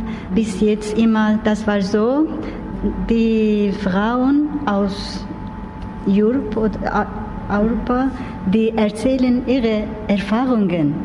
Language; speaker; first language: German; non-native, learner; Turkish